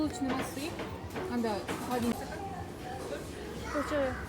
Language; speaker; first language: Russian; non-native, local second language; Kazakh